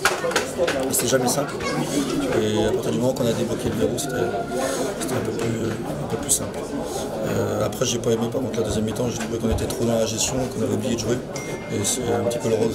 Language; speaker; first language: French; native; French